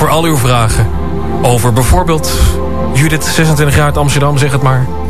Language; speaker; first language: Dutch; native; Dutch